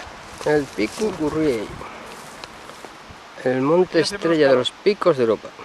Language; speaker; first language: Spanish; native; Spanish